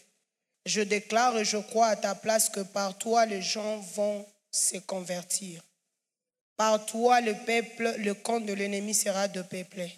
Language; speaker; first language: French; non-native, local second language; Swahili